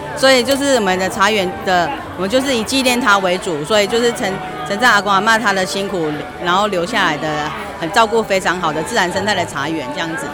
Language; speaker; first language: Chinese; native; Chinese